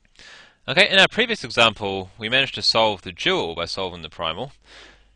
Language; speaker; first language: English; native; English